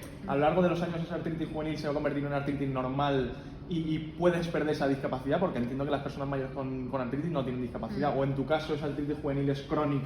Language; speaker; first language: Spanish; native; Spanish